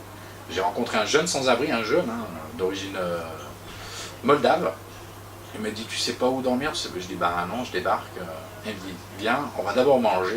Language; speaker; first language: French; native; French